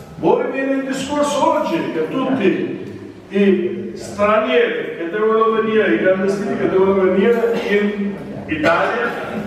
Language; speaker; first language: Italian; non-native, fluent; Albanian